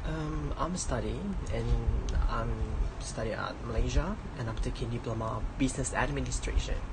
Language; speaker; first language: English; non-native, learner; Malay